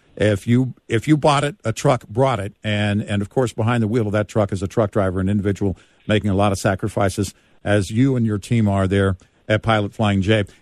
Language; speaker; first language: English; native; English